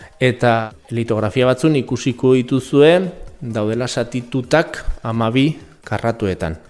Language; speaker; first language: Basque; non-native, local second language; Spanish